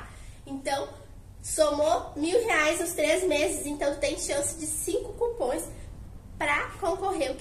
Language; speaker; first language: Portuguese; native; Portuguese